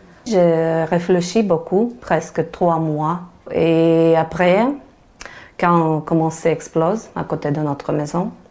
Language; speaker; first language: French; non-native, learner; Ukrainian